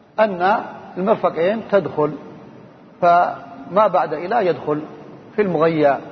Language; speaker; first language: Arabic; native; Arabic